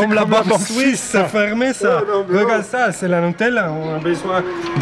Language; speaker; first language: French; non-native, learner; Spanish